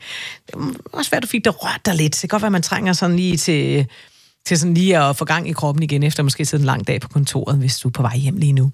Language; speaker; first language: Danish; native; Danish